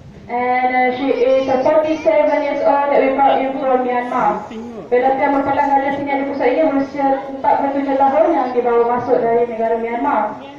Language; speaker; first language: English; non-native, local second language; Malay